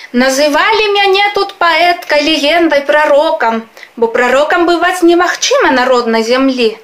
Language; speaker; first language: Belarusian; non-native, fluent; Spanish